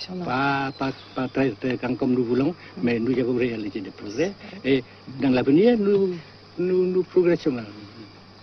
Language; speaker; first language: French; non-native, local second language; Vietnamese